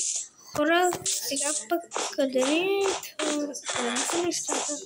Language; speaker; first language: Bulgarian; early bilingual, heritage; Bulgarian